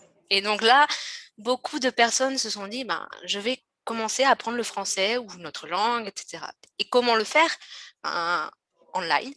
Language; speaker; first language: French; native; French